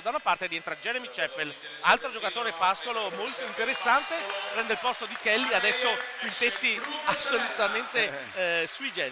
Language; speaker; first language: Italian; native; Italian